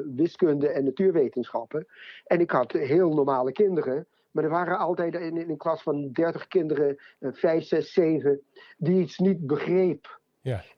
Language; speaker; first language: Dutch; non-native, fluent; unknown